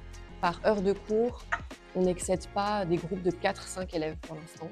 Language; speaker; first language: French; native; French